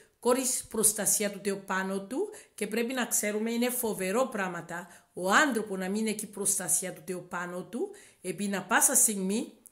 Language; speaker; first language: Greek; non-native, learner; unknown